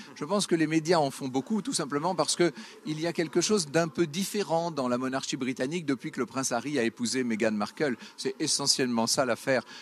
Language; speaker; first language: French; native; French